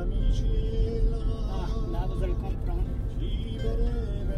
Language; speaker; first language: French; non-native, local second language; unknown